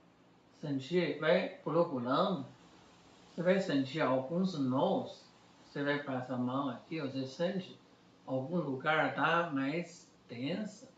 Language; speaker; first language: Portuguese; non-native, fluent; Chinese